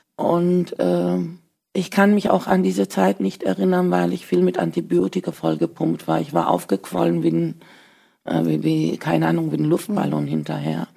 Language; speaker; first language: German; early bilingual, other home language; Turkish